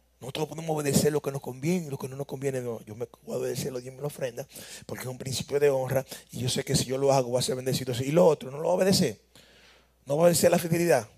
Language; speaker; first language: Spanish; native; Spanish